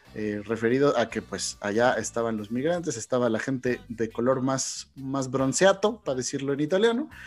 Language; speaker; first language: Spanish; native; Spanish